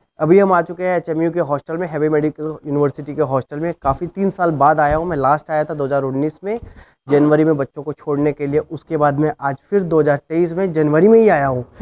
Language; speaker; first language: Hindi; native; Hindi